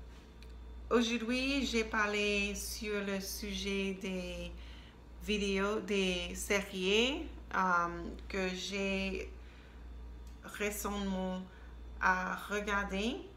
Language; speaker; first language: French; non-native, learner; English